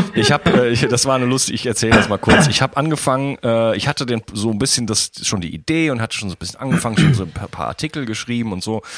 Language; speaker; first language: German; native; German